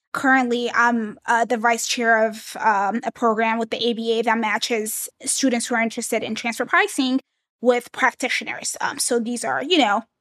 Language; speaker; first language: English; early bilingual, other home language; Amharic